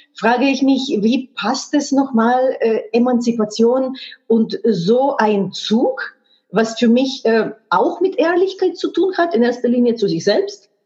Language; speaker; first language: German; non-native, fluent; Russian